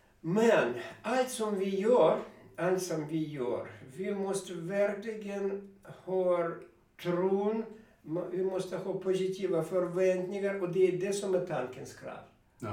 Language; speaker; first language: Swedish; non-native, fluent; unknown